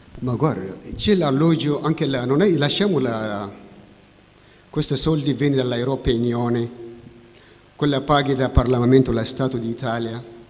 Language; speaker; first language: Italian; non-native, learner; Tigrinya